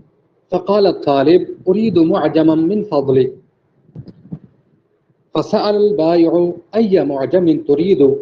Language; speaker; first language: Arabic; non-native, fluent; Urdu